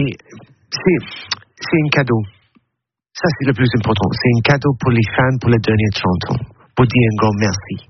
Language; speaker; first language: French; non-native, learner; English